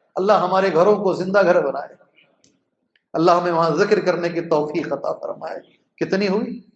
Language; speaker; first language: Urdu; native; Urdu